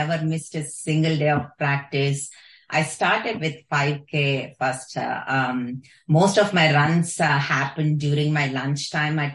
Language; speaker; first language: English; non-native, local second language; Kannada